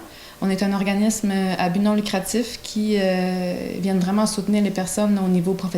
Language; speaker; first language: French; native; French